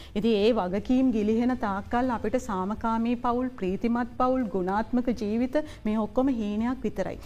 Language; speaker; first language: Sinhala; native; Sinhala